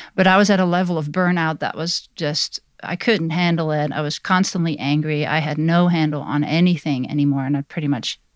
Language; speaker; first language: English; non-native, fluent; Dutch